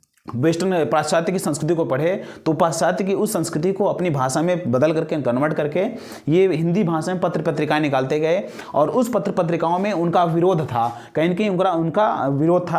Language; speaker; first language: Hindi; native; Hindi